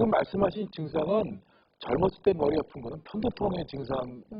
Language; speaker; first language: Korean; native; Korean